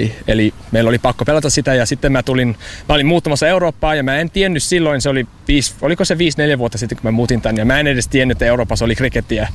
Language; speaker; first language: Finnish; non-native, fluent; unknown